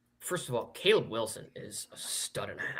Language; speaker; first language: English; native; English